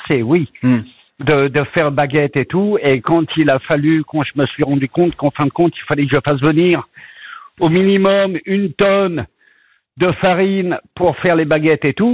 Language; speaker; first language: French; native; French